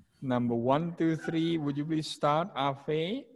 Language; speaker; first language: English; non-native, fluent; Indonesian